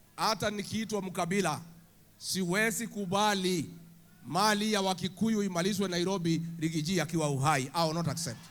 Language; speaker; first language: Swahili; non-native, local second language; Kikuyu